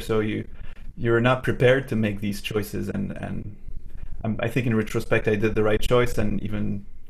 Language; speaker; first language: English; non-native, fluent; French